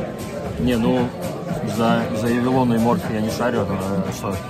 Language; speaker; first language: Russian; native; Russian